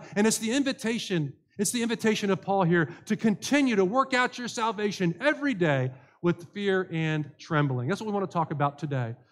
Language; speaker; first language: English; native; English